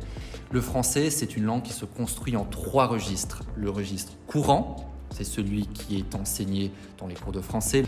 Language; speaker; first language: French; native; French